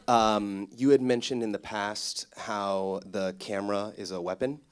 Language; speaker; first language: English; native; English